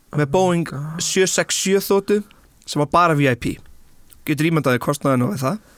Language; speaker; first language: Icelandic; native; Icelandic